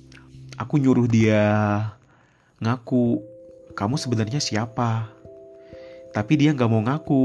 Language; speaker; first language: Indonesian; native; Indonesian